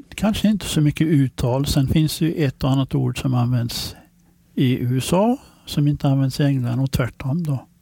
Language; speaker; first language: Swedish; non-native, fluent; English